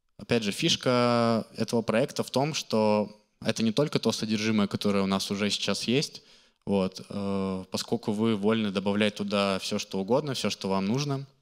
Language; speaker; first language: Russian; native; Russian